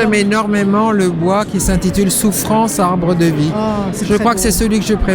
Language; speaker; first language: French; native; French